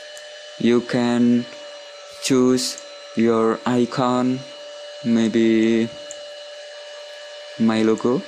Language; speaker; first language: English; non-native, learner; Indonesian